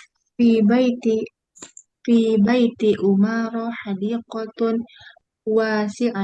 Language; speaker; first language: Arabic; non-native, learner; Indonesian